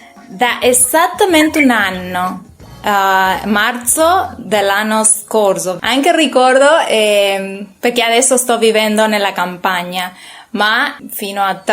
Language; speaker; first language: Italian; non-native, learner; Spanish